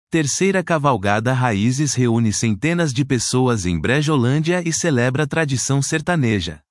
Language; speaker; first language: Portuguese; native; Portuguese